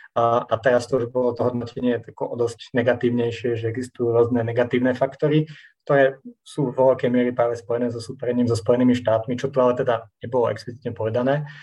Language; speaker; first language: Slovak; native; Slovak